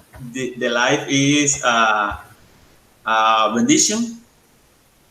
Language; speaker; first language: English; non-native, learner; Spanish